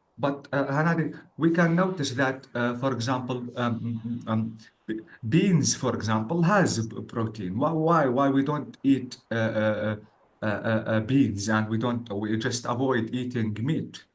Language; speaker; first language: English; non-native, fluent; Arabic